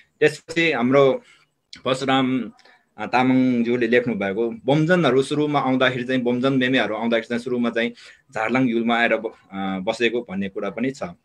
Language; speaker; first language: Nepali; non-native, local second language; Eastern Tamang